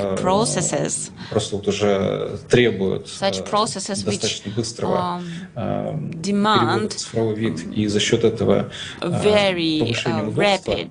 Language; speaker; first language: Russian; native; Russian